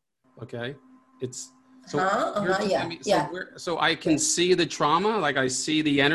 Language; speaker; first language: English; native; English